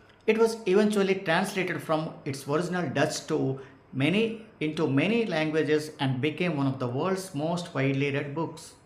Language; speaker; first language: English; non-native, local second language; Telugu